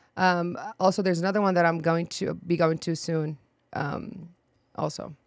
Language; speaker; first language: English; non-native, fluent; Arabic